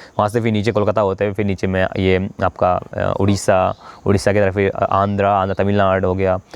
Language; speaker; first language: Hindi; native; Hindi